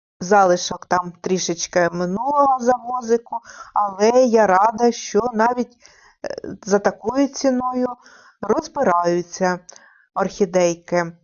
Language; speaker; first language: Ukrainian; native; Ukrainian